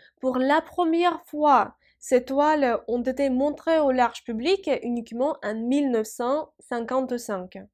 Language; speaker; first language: French; non-native, fluent; Russian